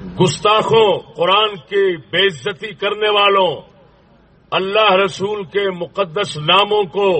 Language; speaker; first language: Urdu; non-native, local second language; Punjabi